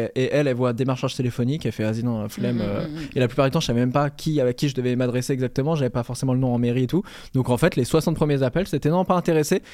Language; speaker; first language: French; native; French